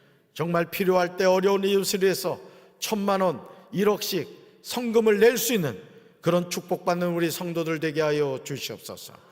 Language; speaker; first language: Korean; native; Korean